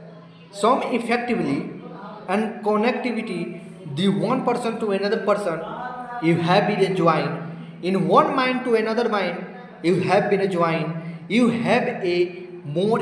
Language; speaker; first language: English; non-native, learner; Hindi